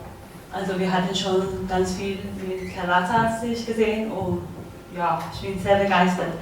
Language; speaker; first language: German; non-native, fluent; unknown